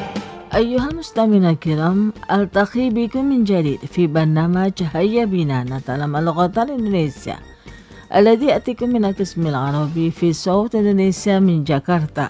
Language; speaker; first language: Arabic; non-native, fluent; Indonesian